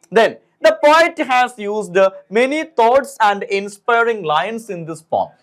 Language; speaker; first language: English; non-native, local second language; Malayalam